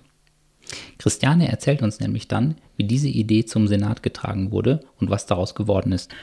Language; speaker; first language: German; native; German